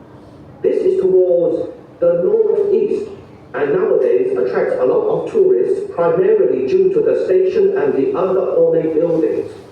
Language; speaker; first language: English; non-native, learner; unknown